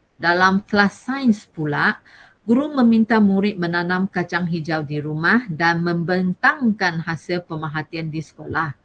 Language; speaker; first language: Malay; non-native, local second language; Chinese